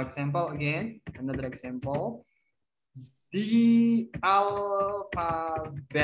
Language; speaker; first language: English; non-native, learner; Indonesian